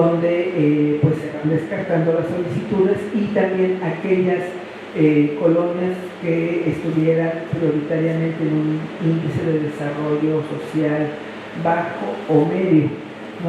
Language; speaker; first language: Spanish; native; Spanish